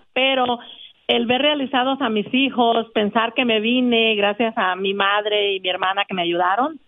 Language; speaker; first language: Spanish; native; Spanish